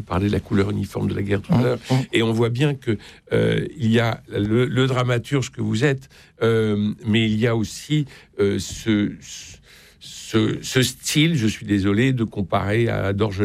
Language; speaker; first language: French; native; French